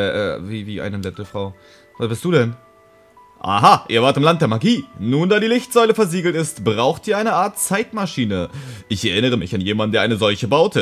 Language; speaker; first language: German; native; German